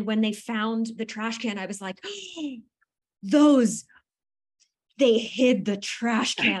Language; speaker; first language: English; native; English